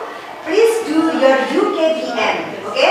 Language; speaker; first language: English; non-native, fluent; Indonesian